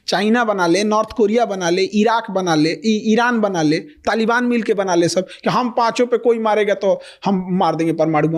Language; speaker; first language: Hindi; native; Hindi